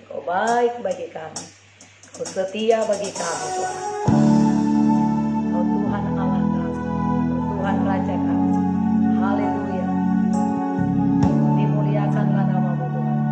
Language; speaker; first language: Indonesian; native; Indonesian